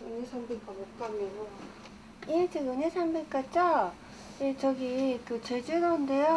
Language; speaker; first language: Korean; non-native, fluent; Japanese